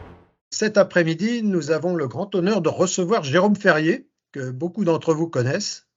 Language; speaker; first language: French; native; French